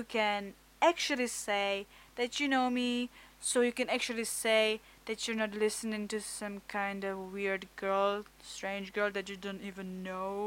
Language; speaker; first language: English; non-native, fluent; Czech